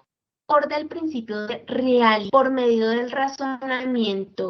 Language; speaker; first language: Spanish; native; Spanish